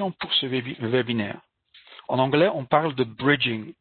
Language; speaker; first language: French; non-native, fluent; Dutch